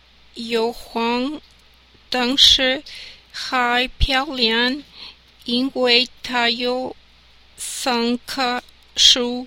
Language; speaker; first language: Chinese; non-native, learner; English